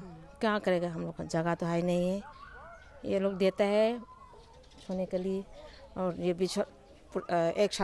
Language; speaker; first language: Hindi; non-native, local second language; Manipuri